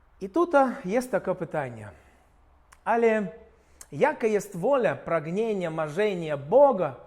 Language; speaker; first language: Polish; non-native, fluent; Ukrainian